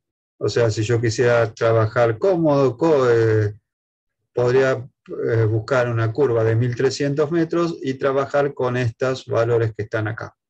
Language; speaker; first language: Spanish; native; Spanish